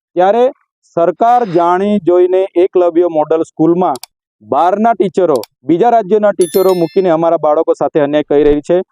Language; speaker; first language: Gujarati; native; Gujarati